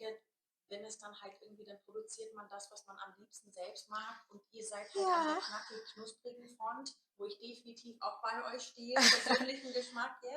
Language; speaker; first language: German; native; German